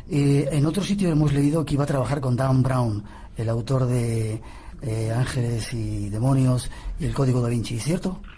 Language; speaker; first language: Spanish; native; Spanish